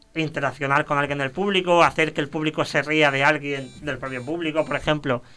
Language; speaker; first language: Spanish; native; Spanish